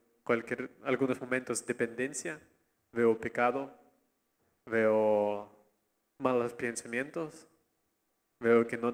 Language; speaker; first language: Spanish; non-native, learner; Russian